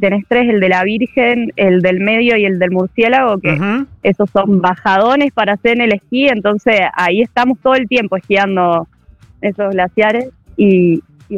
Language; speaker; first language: Spanish; native; Spanish